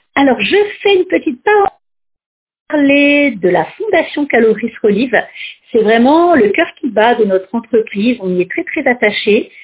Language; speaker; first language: French; native; French